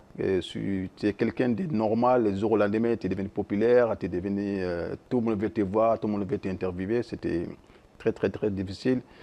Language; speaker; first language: French; non-native, local second language; Soninke